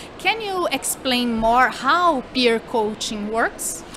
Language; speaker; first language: English; non-native, learner; Portuguese